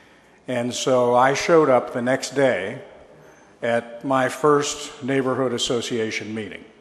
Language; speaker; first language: English; native; English